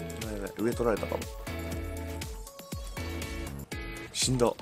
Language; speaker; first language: Japanese; native; Japanese